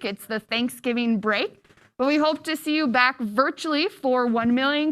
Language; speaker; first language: English; native; English